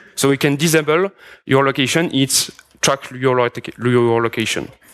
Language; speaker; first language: English; non-native, fluent; French